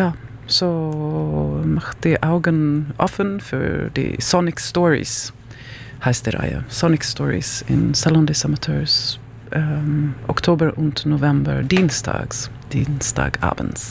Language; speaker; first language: German; non-native, learner; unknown